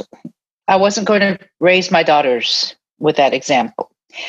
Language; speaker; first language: English; native; English